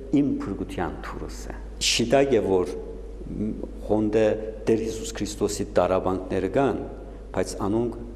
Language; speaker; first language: Armenian; native; Armenian